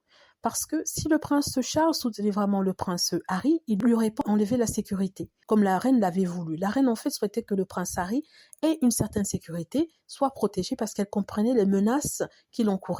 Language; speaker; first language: French; native; French